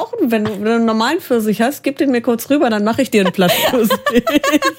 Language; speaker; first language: German; native; German